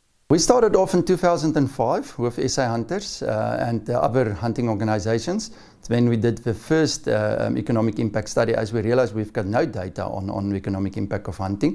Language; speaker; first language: English; non-native, local second language; Afrikaans